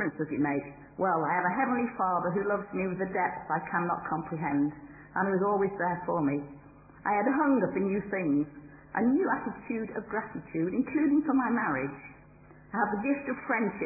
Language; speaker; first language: English; native; English